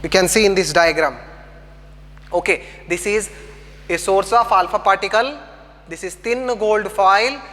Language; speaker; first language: English; non-native, local second language; Kannada